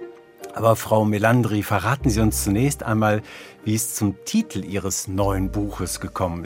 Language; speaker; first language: German; native; German